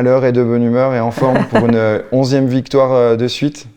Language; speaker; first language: French; native; French